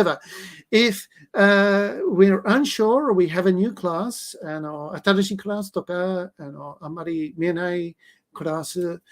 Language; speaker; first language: Japanese; non-native, learner; English